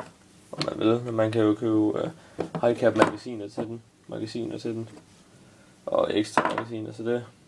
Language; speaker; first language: Danish; native; Danish